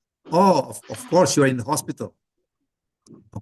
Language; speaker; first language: English; non-native, fluent; Indonesian